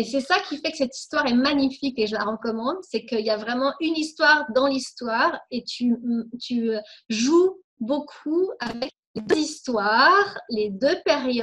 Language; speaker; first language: French; native; French